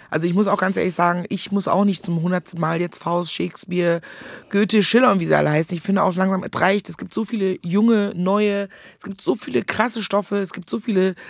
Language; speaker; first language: German; native; German